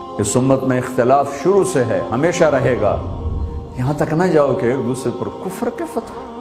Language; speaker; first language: Urdu; non-native, local second language; Punjabi